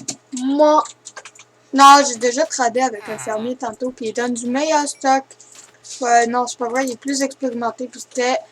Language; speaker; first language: French; native; French